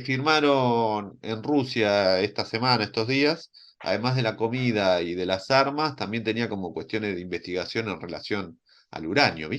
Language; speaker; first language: Spanish; native; Spanish